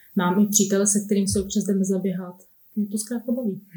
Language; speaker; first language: Czech; native; Czech